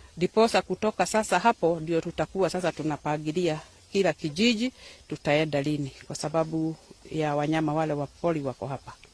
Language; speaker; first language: Swahili; non-native, local second language; Kikuyu